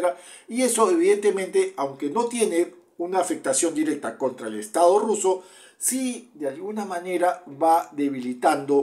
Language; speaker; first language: Spanish; native; Spanish